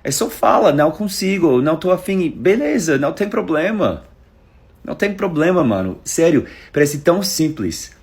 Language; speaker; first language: Portuguese; non-native, fluent; English